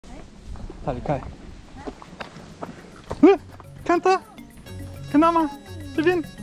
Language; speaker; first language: Chinese; non-native, learner; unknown